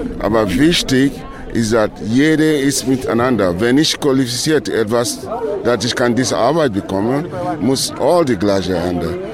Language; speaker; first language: German; non-native, learner; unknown